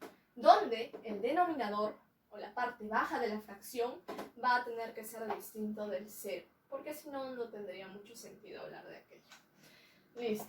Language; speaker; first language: Spanish; native; Spanish